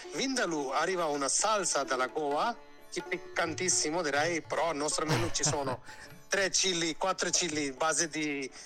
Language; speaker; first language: Italian; non-native, learner; Hindi